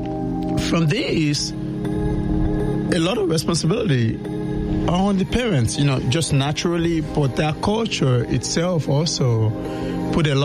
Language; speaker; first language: English; non-native, local second language; Yoruba